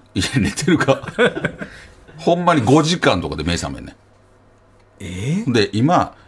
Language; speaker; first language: Japanese; native; Japanese